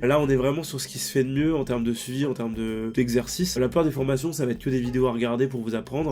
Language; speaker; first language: French; native; French